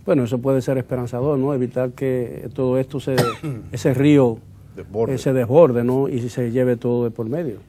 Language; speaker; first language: Spanish; native; Spanish